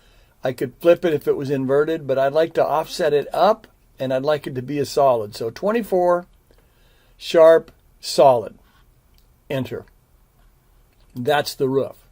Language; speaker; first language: English; native; English